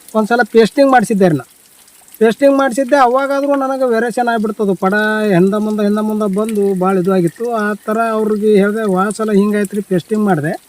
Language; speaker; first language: Kannada; native; Kannada